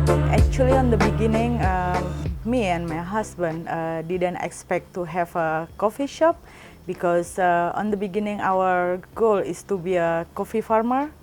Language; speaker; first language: English; non-native, learner; Indonesian